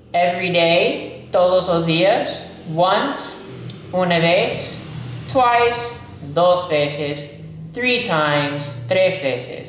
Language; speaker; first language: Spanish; non-native, fluent; English